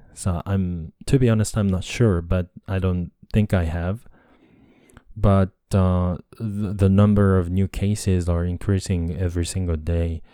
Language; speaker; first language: English; non-native, fluent; Japanese